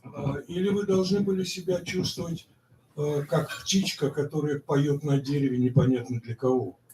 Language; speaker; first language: Russian; native; Russian